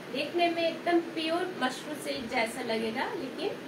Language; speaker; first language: Hindi; non-native, local second language; Bangla